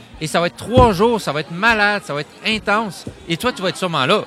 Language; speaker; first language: French; native; French